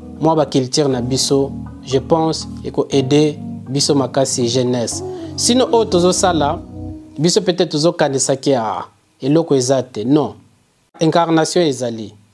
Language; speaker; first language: Lingala; non-native, local second language; Kongo